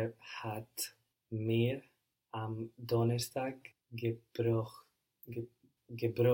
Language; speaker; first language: German; non-native, learner; English